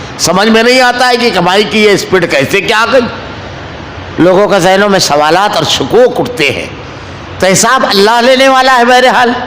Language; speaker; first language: Urdu; native; Urdu